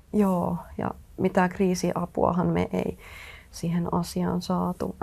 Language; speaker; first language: Finnish; native; Finnish